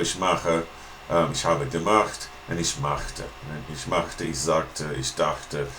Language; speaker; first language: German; non-native, fluent; English